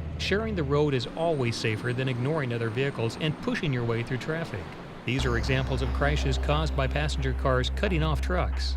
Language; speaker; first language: English; native; English